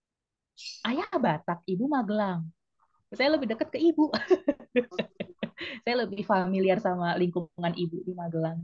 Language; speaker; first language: Indonesian; native; Indonesian